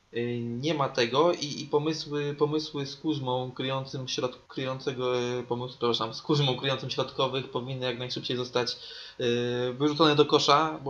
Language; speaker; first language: Polish; native; Polish